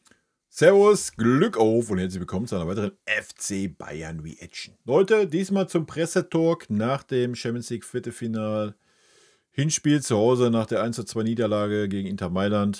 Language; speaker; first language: German; native; German